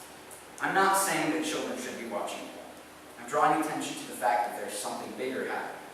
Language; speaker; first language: English; native; English